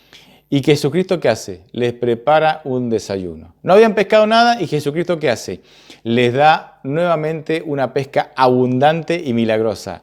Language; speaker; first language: Spanish; native; Spanish